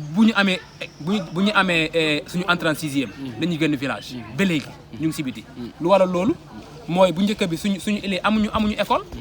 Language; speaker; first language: Wolof; non-native, local second language; Jola-Fonyi